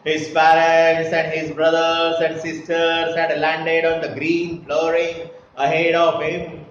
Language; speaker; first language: English; non-native, local second language; Marathi